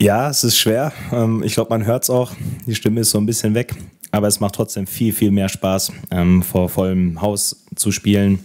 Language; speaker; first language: German; native; German